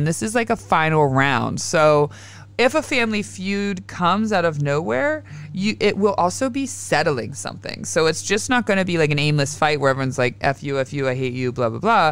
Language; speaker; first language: English; native; English